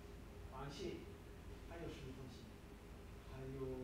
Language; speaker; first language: Chinese; non-native, learner; French